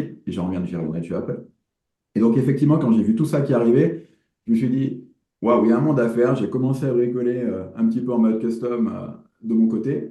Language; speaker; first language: French; native; French